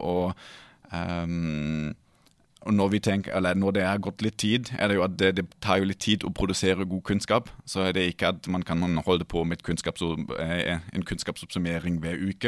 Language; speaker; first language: Norwegian; non-native, fluent; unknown